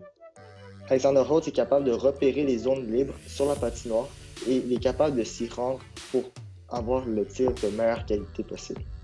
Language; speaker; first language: French; native; French